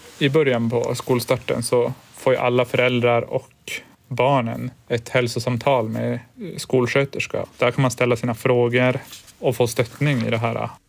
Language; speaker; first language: Swedish; native; Swedish